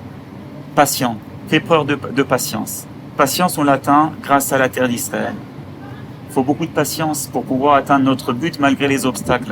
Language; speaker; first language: French; native; French